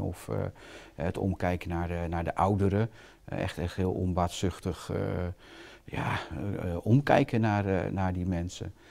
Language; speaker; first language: Dutch; native; Dutch